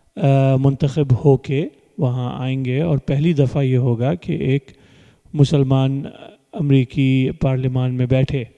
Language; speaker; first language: Urdu; early bilingual, heritage; Urdu